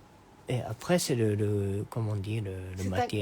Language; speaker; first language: French; non-native, learner; Japanese